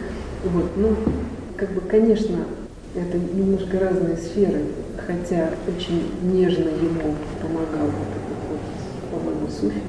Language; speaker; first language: Russian; native; Russian